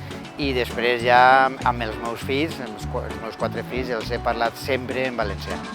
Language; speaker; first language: Catalan; non-native, local second language; Spanish